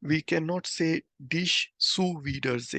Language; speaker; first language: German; non-native, fluent; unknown